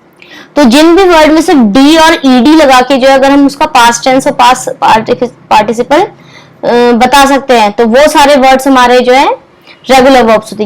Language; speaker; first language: Hindi; native; Hindi